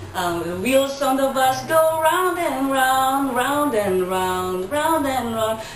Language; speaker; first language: English; non-native, local second language; Cebuano